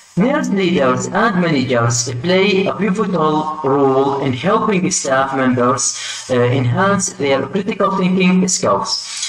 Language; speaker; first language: English; non-native, fluent; Arabic